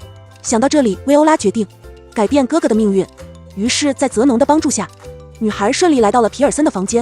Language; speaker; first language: Chinese; native; Chinese